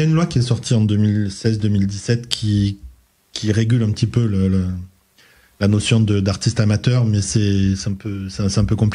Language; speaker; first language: French; native; French